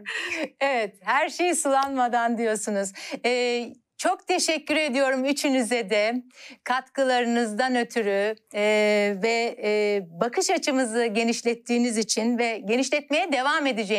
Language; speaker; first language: Turkish; native; Turkish